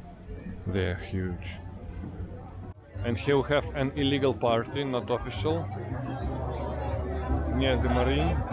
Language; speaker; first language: English; non-native, fluent; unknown